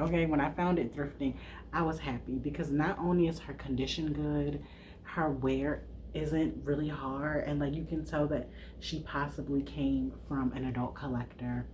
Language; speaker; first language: English; native; English